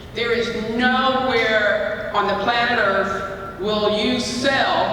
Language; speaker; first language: English; native; English